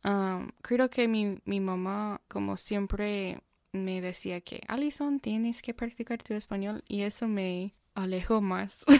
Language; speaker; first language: Spanish; non-native, fluent; English